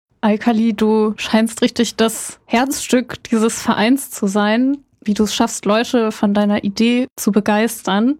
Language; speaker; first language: German; native; German